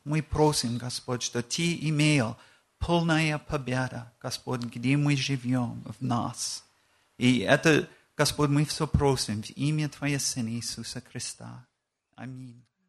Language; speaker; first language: Russian; non-native, learner; English